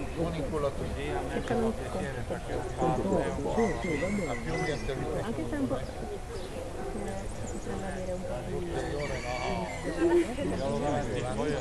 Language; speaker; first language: Italian; non-native, learner; Hungarian